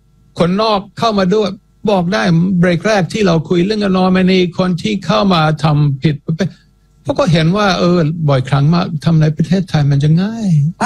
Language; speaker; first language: Thai; non-native, fluent; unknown